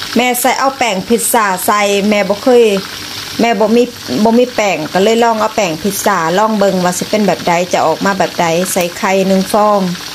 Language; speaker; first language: Thai; native; Thai